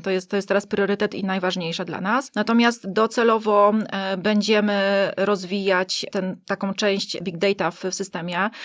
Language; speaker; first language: Polish; native; Polish